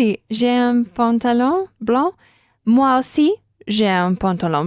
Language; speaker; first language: French; non-native, learner; Spanish